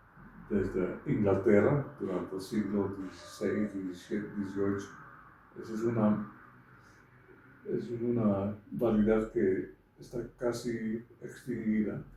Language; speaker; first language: Spanish; non-native, fluent; Dutch